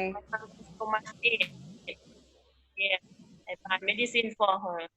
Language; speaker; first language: English; non-native, learner; Thai